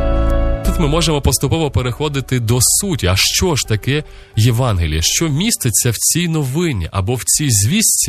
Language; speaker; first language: Ukrainian; native; Ukrainian